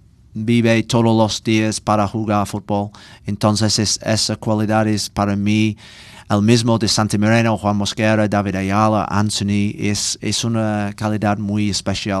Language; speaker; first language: Spanish; non-native, learner; English